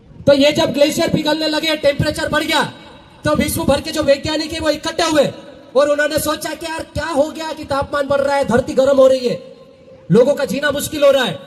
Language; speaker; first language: Hindi; non-native, local second language; Bhili